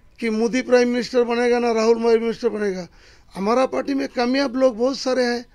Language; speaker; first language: Hindi; non-native, local second language; Bangla